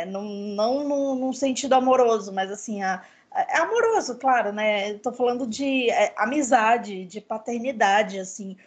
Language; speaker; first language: Portuguese; native; Portuguese